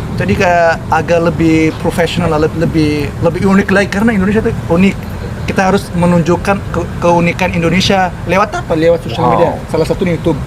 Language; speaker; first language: Indonesian; non-native, fluent; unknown